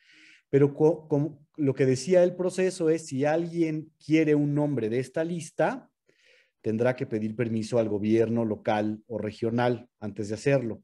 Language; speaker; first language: Spanish; native; Spanish